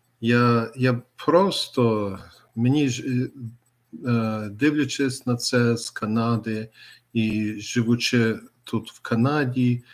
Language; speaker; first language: Ukrainian; early bilingual, heritage; Ukrainian